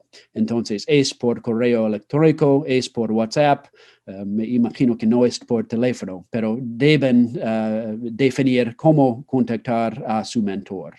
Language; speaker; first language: Spanish; non-native, fluent; English